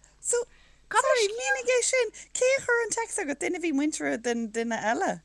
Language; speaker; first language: Irish; native; Irish